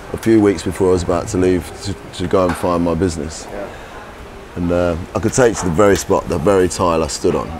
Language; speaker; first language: English; native; English